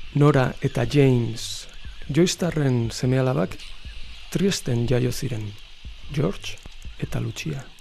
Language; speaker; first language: Basque; native; Basque